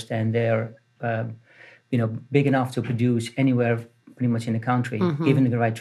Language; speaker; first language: English; non-native, fluent; Dutch